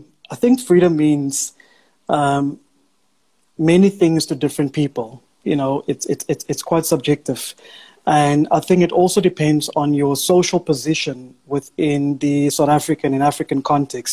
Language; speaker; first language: English; non-native, local second language; Afrikaans